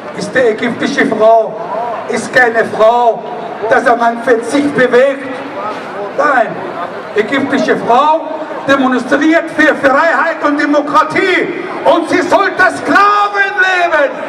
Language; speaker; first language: German; non-native, learner; Arabic